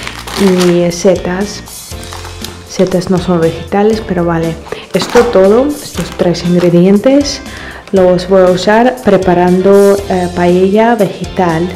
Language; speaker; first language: Spanish; non-native, fluent; Russian